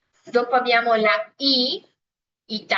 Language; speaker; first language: Italian; non-native, fluent; Spanish